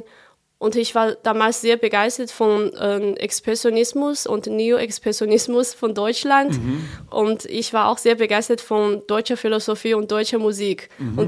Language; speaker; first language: German; non-native, fluent; Chinese